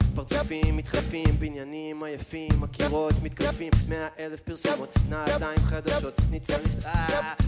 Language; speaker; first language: Hebrew; native; Hebrew